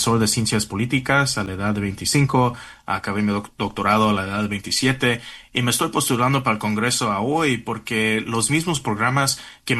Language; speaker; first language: Spanish; early bilingual, heritage; Spanish